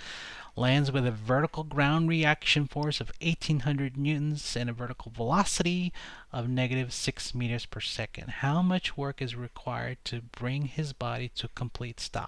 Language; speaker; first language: English; native; English